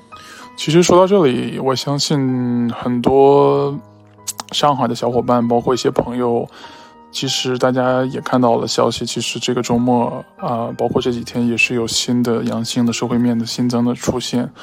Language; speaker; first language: Chinese; native; Chinese